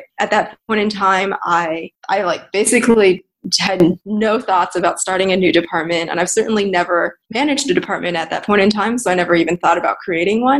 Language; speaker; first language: English; native; English